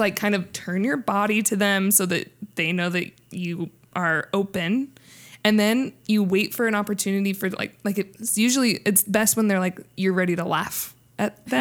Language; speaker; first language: English; native; English